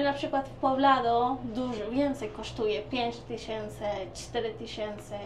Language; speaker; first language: Polish; non-native, learner; Spanish